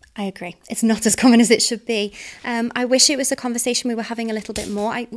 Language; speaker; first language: English; native; English